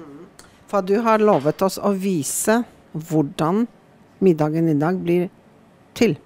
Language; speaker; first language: Norwegian; native; Norwegian